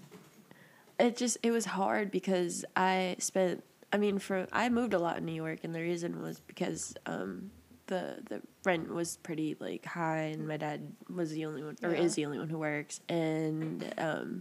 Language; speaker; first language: English; native; English